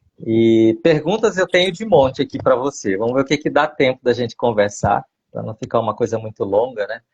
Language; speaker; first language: Portuguese; native; Portuguese